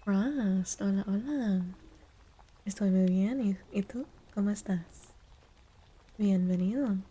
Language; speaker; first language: Spanish; non-native, learner; English